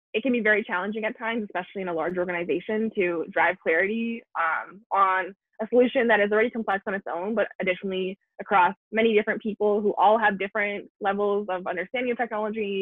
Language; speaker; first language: English; native; English